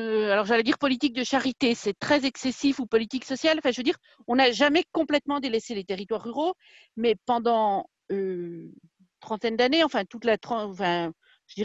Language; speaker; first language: French; native; French